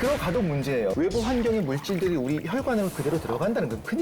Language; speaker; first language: Korean; native; Korean